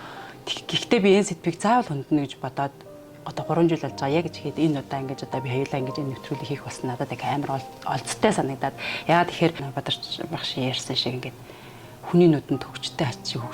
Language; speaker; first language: Mongolian; native; Mongolian